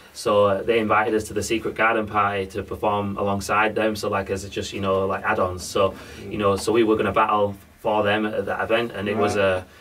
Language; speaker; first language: English; native; English